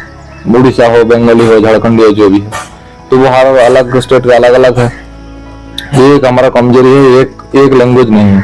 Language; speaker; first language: Hindi; non-native, local second language; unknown